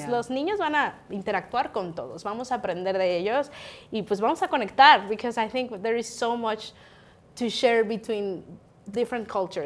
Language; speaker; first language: Spanish; native; Spanish